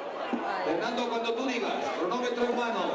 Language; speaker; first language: Spanish; native; Spanish